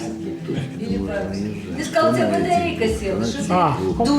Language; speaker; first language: Russian; native; Russian